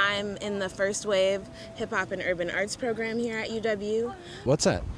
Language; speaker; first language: English; native; English